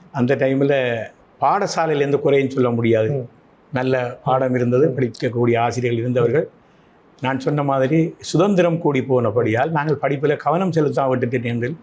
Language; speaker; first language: Tamil; native; Tamil